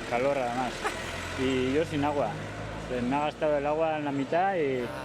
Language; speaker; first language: Spanish; non-native, local second language; Basque